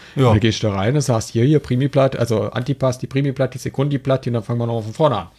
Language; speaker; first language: German; non-native, fluent; French